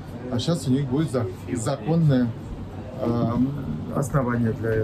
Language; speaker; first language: Russian; native; Russian